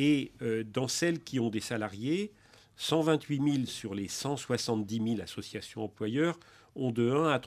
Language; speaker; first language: French; native; French